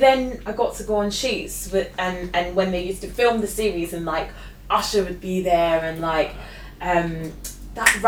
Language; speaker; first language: English; native; English